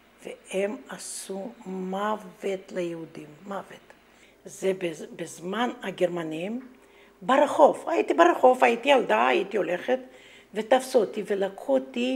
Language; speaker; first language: Hebrew; non-native, fluent; Romanian